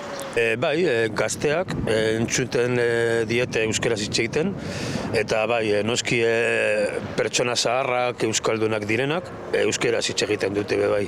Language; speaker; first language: Basque; non-native, local second language; Spanish